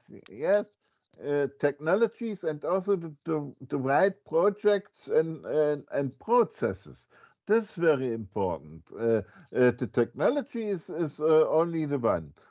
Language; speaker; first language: English; non-native, fluent; German